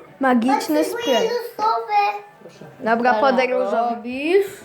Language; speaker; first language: Polish; early bilingual, heritage; Polish